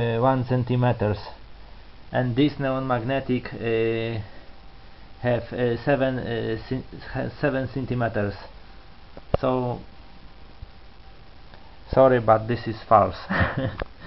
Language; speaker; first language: English; non-native, learner; Polish